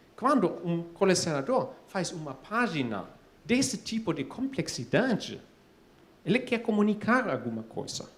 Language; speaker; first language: Portuguese; non-native, fluent; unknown